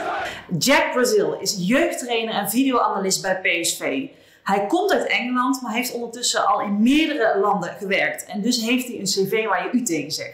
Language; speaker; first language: Dutch; native; Dutch